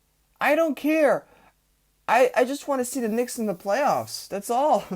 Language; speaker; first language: English; native; English